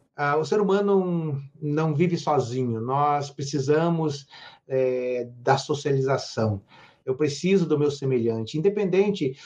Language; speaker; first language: Portuguese; native; Portuguese